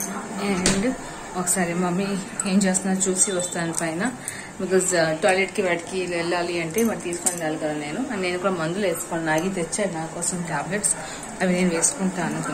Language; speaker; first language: Telugu; native; Telugu